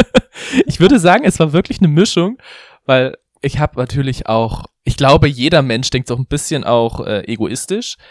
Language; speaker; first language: German; native; German